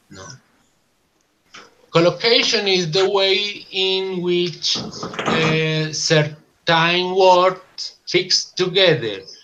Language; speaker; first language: English; non-native, learner; Spanish